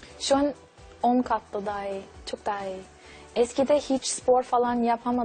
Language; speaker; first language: Turkish; non-native, learner; English